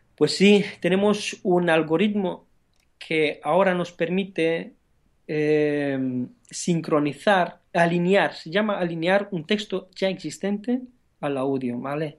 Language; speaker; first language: Spanish; non-native, fluent; Romanian